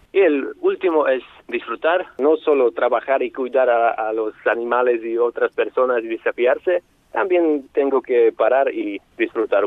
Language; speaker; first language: Spanish; non-native, fluent; Slovak